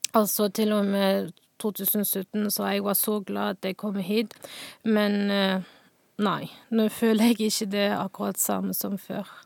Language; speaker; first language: Norwegian; non-native, fluent; Chinese